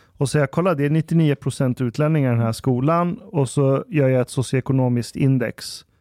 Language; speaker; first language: Swedish; early bilingual, other home language; Persian